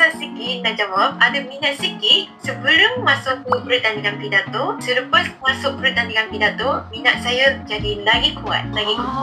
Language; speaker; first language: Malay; non-native, fluent; Japanese